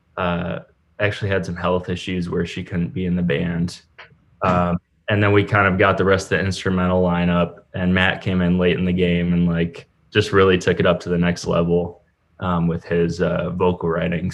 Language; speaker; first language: English; native; English